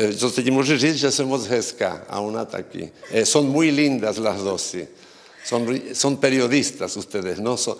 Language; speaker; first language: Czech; early bilingual, heritage; Czech